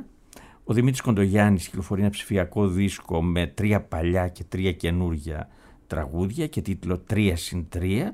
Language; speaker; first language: Greek; native; Greek